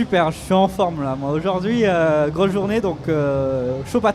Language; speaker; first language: French; native; French